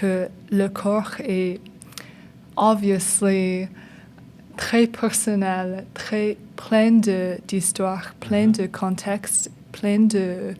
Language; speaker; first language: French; non-native, learner; English